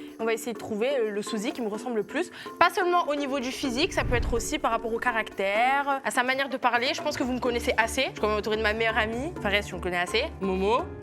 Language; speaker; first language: French; native; French